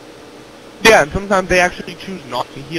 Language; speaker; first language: English; native; English